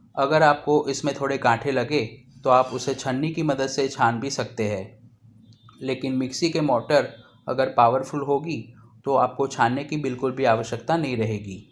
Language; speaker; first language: Hindi; non-native, local second language; Gujarati